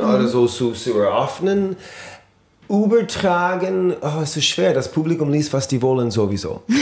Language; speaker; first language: German; non-native, fluent; English